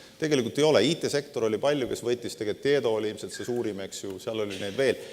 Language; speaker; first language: Estonian; native; Estonian